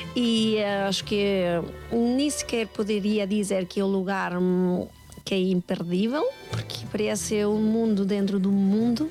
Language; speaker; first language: Portuguese; non-native, fluent; Spanish